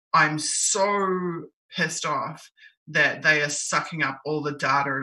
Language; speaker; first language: English; native; English